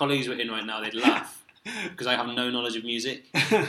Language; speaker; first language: English; native; English